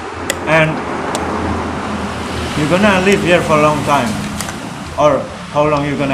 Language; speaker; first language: English; non-native, learner; Indonesian